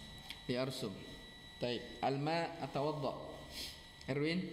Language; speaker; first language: Arabic; non-native, fluent; Indonesian